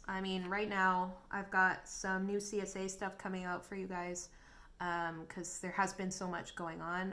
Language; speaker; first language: English; native; English